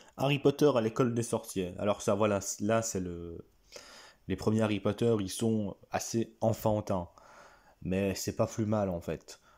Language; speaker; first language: French; native; French